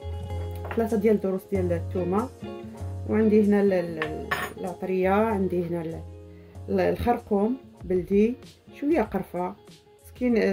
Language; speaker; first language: Arabic; native; Arabic